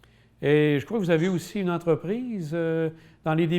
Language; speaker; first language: French; native; French